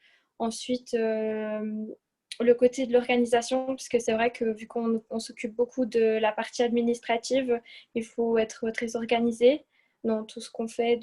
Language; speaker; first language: French; early bilingual, other home language; Portuguese